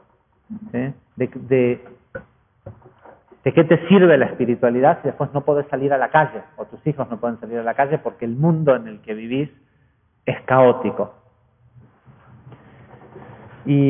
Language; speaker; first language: Spanish; native; Spanish